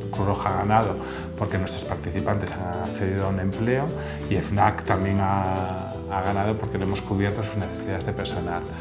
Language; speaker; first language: Spanish; native; Spanish